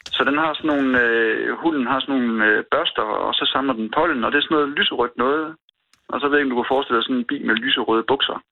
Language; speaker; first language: Danish; native; Danish